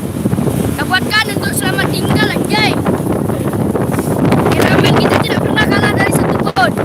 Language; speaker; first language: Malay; non-native, local second language; Minangkabau